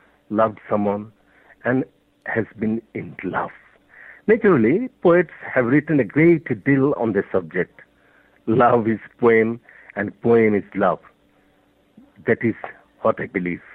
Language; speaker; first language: English; non-native, local second language; Bangla